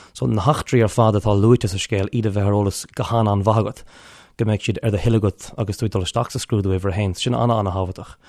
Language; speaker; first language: Irish; non-native, local second language; English